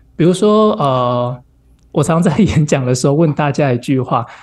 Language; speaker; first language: Chinese; native; Chinese